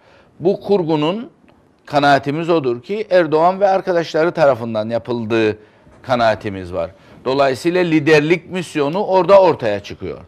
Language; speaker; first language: Turkish; native; Turkish